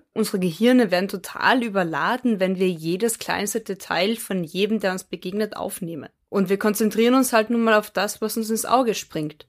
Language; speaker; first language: German; native; German